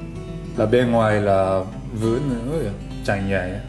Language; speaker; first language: Vietnamese; non-native, learner; Japanese